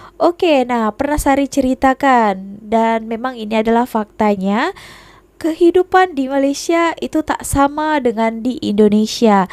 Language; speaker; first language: Indonesian; native; Indonesian